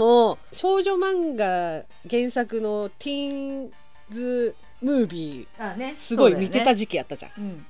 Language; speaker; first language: Japanese; native; Japanese